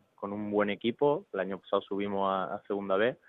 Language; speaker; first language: Spanish; early bilingual, other home language; English